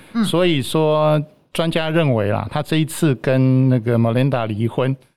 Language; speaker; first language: Chinese; native; Chinese